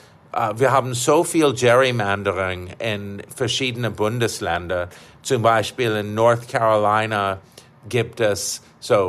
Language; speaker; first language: German; non-native, fluent; English